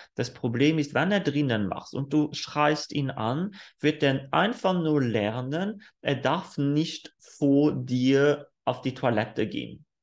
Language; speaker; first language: German; non-native, fluent; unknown